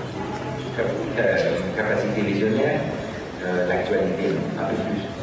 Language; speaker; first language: French; non-native, learner; Dutch